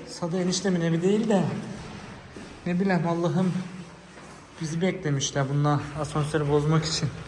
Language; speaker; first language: Turkish; native; Turkish